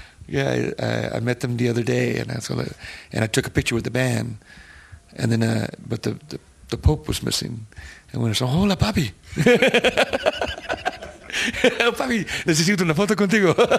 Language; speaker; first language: English; early bilingual, other home language; Spanish